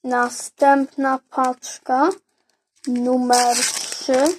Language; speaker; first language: Polish; early bilingual, heritage; Polish